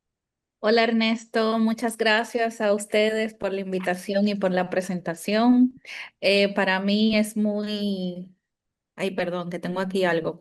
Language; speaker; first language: Spanish; native; Spanish